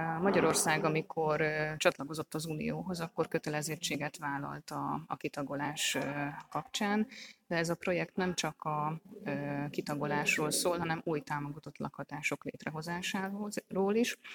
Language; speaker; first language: Hungarian; native; Hungarian